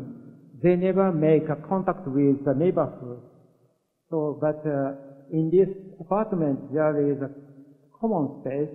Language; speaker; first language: English; non-native, learner; Japanese